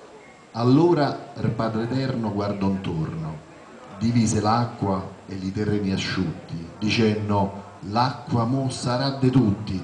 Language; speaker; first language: Italian; native; Italian